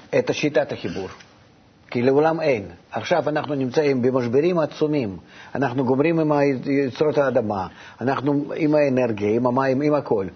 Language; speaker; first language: Hebrew; non-native, fluent; Russian